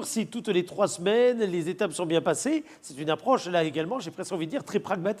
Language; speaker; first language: French; native; French